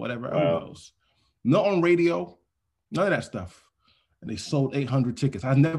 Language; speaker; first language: English; non-native, local second language; Yoruba